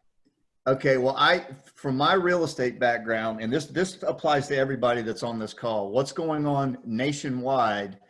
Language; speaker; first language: English; native; English